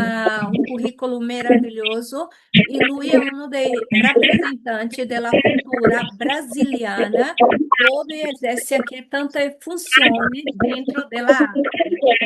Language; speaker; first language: Italian; early bilingual, heritage; Portuguese